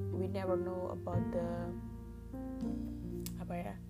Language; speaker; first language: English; non-native, learner; Indonesian